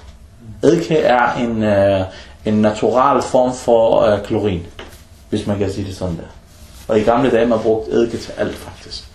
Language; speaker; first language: Danish; non-native, fluent; Arabic